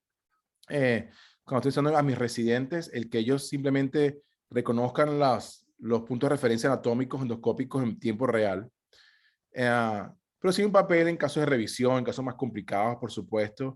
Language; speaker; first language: Spanish; native; Spanish